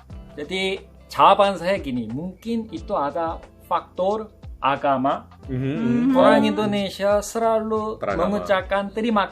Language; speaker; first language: Indonesian; non-native, fluent; Korean